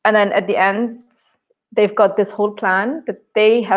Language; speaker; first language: English; non-native, fluent; Arabic